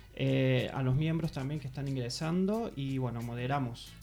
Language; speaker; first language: Spanish; native; Spanish